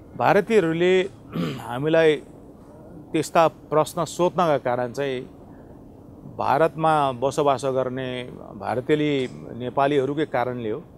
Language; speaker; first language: Nepali; native; Nepali